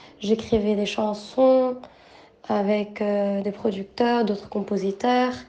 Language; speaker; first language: French; non-native, local second language; Arabic